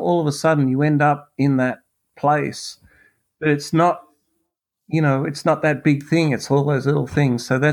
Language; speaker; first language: English; native; English